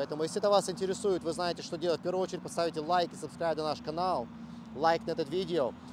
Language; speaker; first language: Russian; early bilingual, heritage; Russian